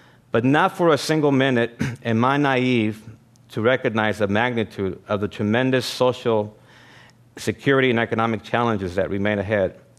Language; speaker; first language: English; early bilingual, other home language; Spanish